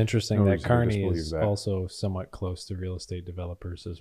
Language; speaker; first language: English; native; English